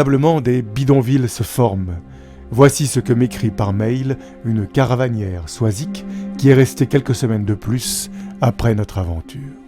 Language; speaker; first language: French; native; French